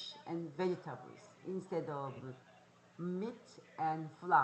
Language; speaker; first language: English; non-native, fluent; Korean